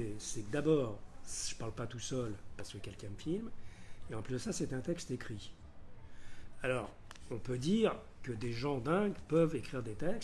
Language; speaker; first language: French; native; French